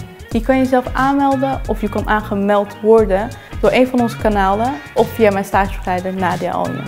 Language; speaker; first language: Dutch; native; Dutch